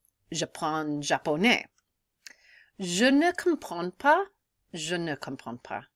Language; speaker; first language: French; non-native, fluent; English